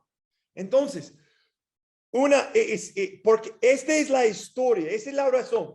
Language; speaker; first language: Spanish; non-native, fluent; English